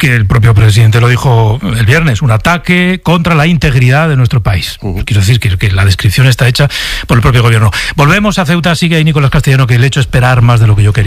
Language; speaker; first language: Spanish; native; Spanish